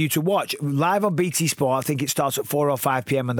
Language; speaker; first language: English; native; English